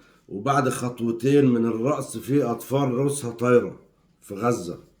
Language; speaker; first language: Arabic; native; Arabic